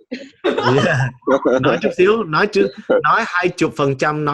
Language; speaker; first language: Vietnamese; non-native, learner; English